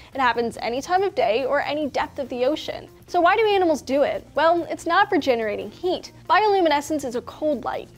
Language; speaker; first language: English; native; English